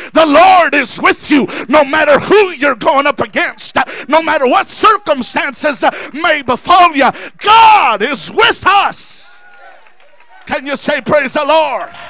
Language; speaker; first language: English; early bilingual, other home language; Spanish